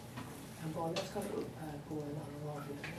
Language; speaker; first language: Swedish; native; Swedish